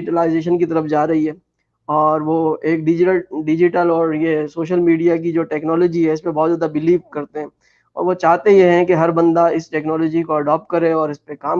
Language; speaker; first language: Hindi; non-native, fluent; Urdu